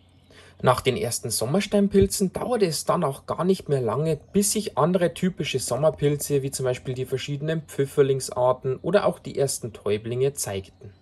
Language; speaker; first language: German; native; German